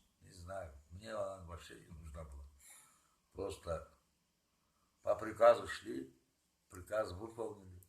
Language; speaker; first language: Russian; non-native, local second language; Karachay-Balkar